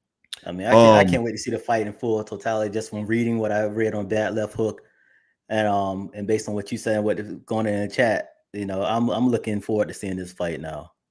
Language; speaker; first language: English; native; English